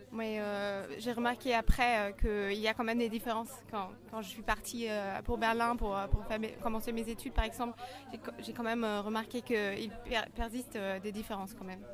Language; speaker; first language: French; non-native, fluent; German